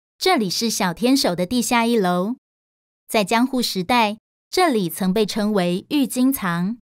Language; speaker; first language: Chinese; native; Chinese